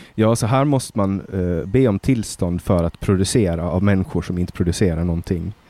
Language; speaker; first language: Swedish; native; Swedish